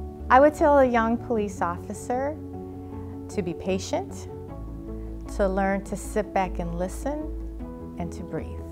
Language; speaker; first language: English; early bilingual, other home language; Spanish